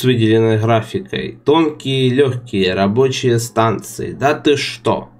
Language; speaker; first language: Russian; native; Russian